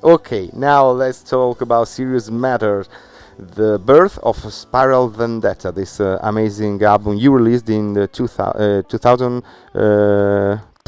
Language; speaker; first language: English; non-native, fluent; Italian